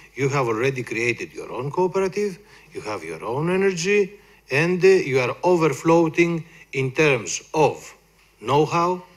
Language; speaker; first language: English; non-native, fluent; Greek